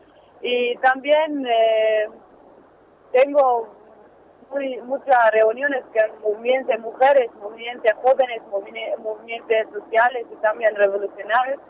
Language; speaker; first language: Spanish; non-native, learner; Kurdish